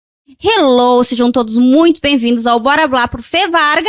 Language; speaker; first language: Portuguese; native; Portuguese